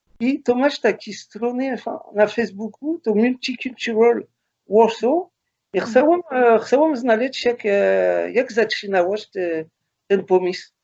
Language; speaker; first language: Polish; non-native, learner; French